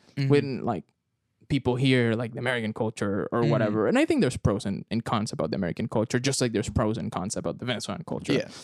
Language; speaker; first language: English; non-native, fluent; Spanish